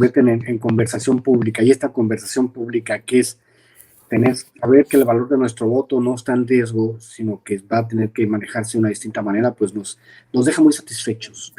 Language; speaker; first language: Spanish; native; Spanish